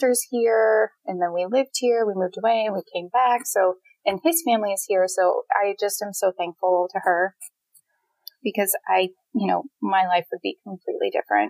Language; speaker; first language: English; native; English